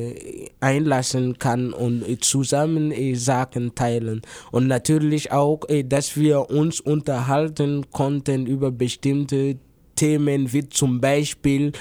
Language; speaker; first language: German; non-native, fluent; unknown